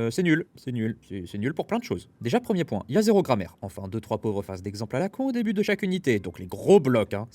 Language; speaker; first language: French; native; French